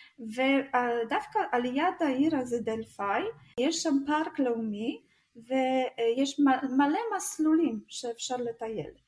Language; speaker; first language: Hebrew; non-native, fluent; Russian